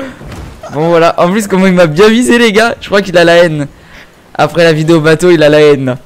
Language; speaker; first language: French; native; French